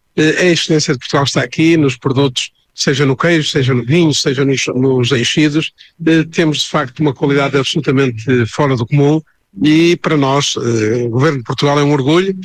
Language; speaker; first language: Portuguese; native; Portuguese